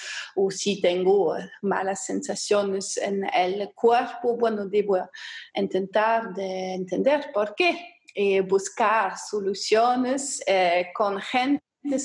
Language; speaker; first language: Spanish; non-native, fluent; German